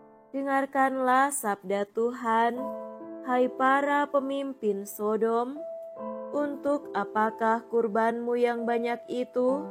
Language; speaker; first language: Indonesian; native; Indonesian